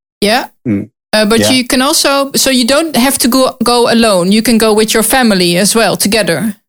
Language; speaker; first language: English; non-native, learner; Dutch